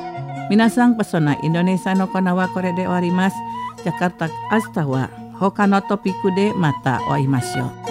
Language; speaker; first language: Japanese; non-native, fluent; Indonesian